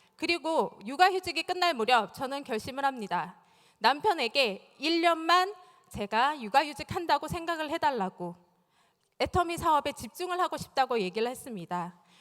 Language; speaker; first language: Korean; native; Korean